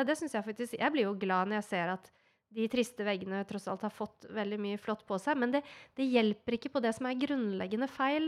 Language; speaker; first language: Norwegian; native; Norwegian